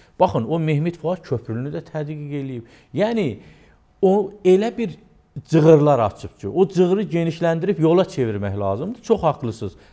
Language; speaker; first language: Azerbaijani; native; Azerbaijani